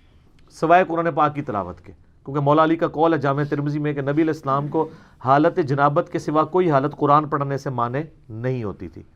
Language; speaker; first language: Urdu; non-native, local second language; Punjabi